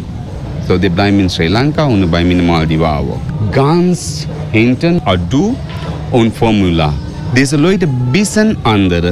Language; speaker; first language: German; non-native, learner; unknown